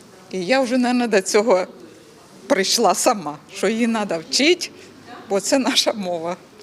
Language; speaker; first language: Ukrainian; non-native, learner; Crimean Tatar